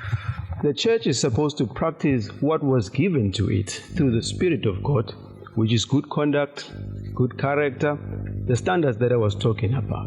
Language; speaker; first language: English; non-native, local second language; Zulu